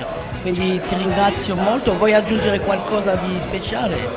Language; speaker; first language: Italian; non-native, learner; French